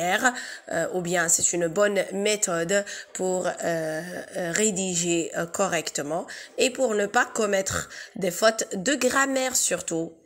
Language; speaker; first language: French; non-native, local second language; Arabic